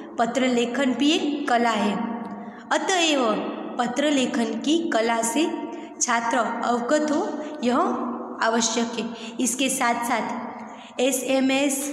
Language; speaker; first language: Hindi; non-native, local second language; Gujarati